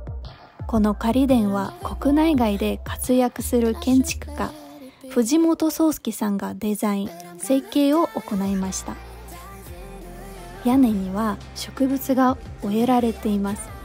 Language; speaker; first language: Japanese; non-native, fluent; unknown